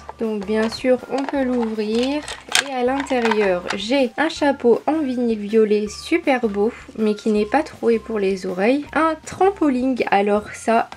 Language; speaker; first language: French; native; French